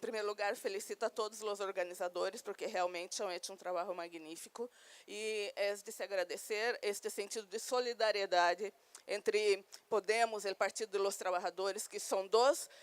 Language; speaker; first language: Portuguese; non-native, fluent; Spanish